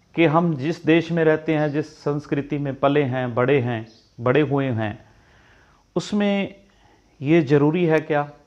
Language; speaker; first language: Hindi; non-native, local second language; Punjabi